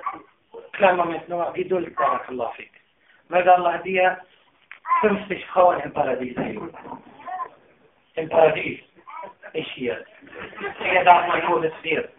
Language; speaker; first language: German; non-native, fluent; Arabic